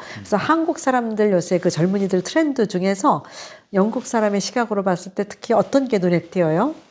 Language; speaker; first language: Korean; native; Korean